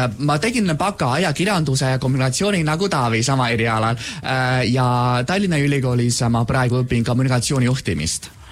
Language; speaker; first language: Estonian; non-native, fluent; Chinese